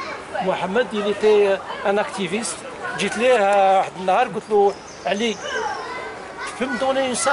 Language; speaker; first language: French; non-native, local second language; Arabic